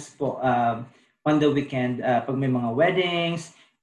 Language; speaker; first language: English; non-native, local second language; Bikol